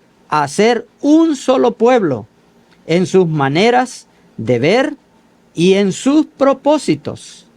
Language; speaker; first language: Spanish; native; Spanish